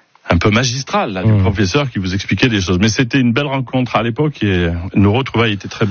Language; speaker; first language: French; native; French